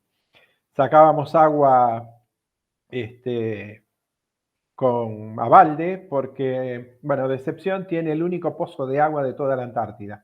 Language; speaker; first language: Spanish; native; Spanish